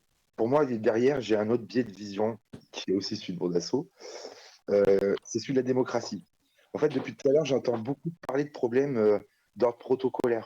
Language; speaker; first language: French; native; French